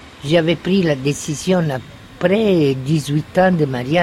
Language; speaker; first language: French; non-native, fluent; Italian